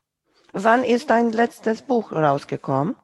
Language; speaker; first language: German; non-native, fluent; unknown